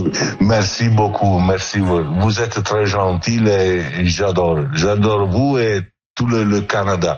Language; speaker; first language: French; non-native, learner; Italian